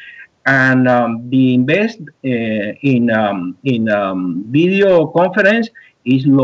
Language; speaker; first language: English; early bilingual, other home language; Spanish